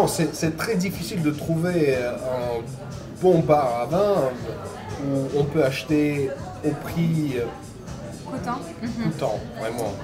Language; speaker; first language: French; non-native, fluent; Russian